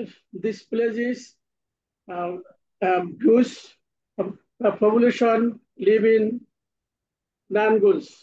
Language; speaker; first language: English; non-native, learner; Bangla